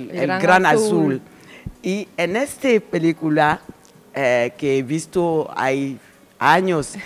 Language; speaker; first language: Spanish; non-native, learner; French